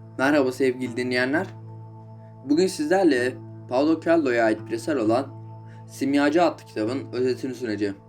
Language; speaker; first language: Turkish; native; Turkish